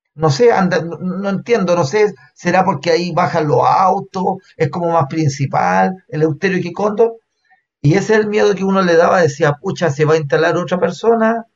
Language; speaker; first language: Spanish; native; Spanish